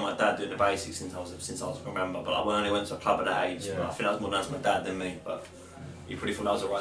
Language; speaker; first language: English; native; English